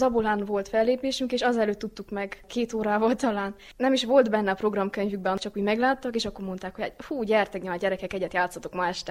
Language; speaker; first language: Hungarian; native; Hungarian